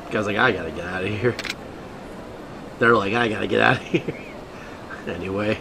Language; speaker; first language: English; native; English